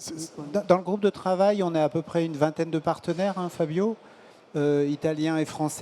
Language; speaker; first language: French; native; French